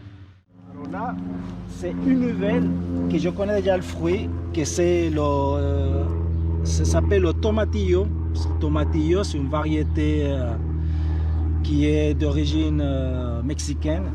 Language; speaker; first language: French; native; French